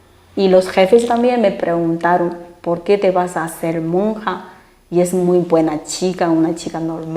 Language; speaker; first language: Spanish; non-native, fluent; Chinese